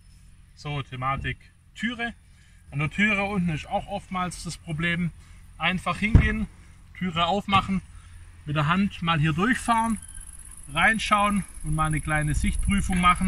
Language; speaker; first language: German; native; German